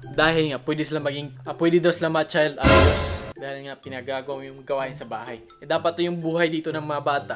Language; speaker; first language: Filipino; early bilingual, heritage; Filipino